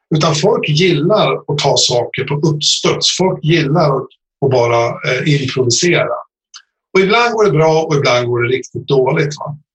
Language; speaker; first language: Swedish; native; Swedish